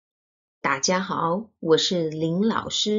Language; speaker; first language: Chinese; non-native, fluent; Turkish